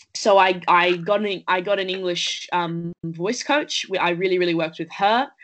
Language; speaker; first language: English; native; English